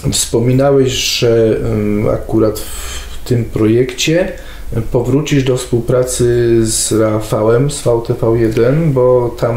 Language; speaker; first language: Polish; native; Polish